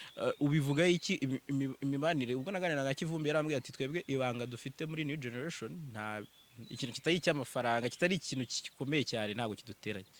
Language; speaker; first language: Kinyarwanda; native; Kinyarwanda